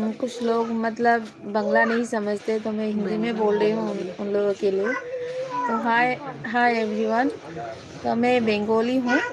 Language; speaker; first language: Hindi; non-native, local second language; Bangla